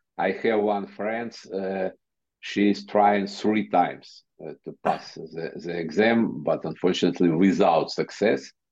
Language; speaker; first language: English; non-native, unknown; Ukrainian